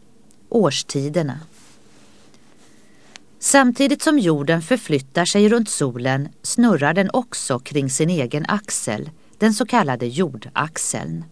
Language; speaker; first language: Swedish; native; Swedish